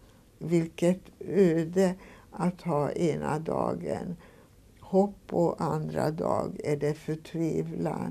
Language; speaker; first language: Swedish; non-native, fluent; Hungarian